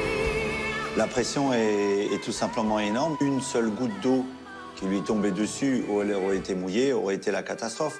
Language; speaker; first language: French; native; French